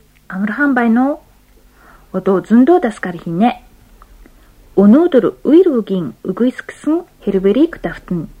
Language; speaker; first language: Mongolian; non-native, fluent; Japanese